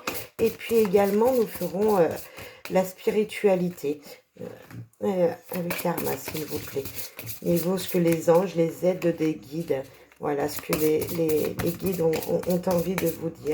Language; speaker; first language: French; native; French